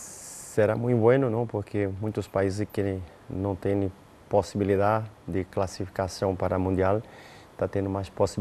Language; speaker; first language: Spanish; non-native, learner; Portuguese